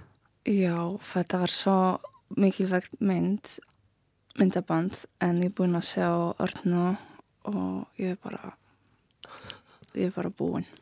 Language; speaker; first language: Icelandic; non-native, learner; Polish